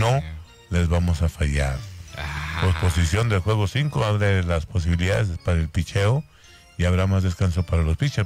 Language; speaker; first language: Spanish; native; Spanish